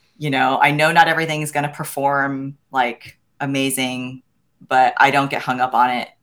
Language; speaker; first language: English; native; English